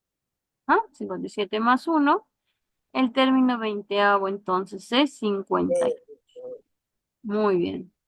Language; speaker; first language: Spanish; native; Spanish